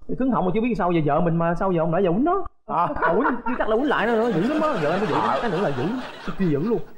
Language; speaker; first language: Vietnamese; native; Vietnamese